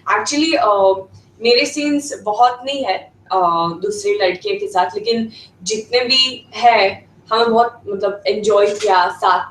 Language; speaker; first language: Hindi; non-native, fluent; Swedish